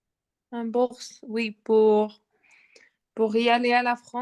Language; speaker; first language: French; non-native, learner; Spanish